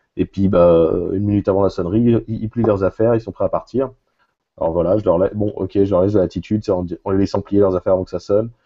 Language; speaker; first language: French; native; French